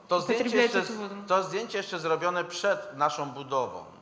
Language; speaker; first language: Polish; native; Polish